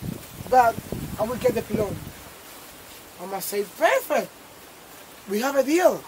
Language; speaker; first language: English; non-native, fluent; Spanish